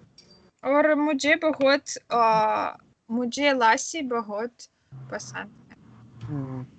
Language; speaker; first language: Hindi; non-native, learner; Russian